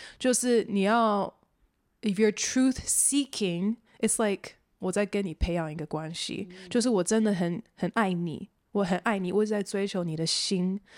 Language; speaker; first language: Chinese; early bilingual, heritage; Chinese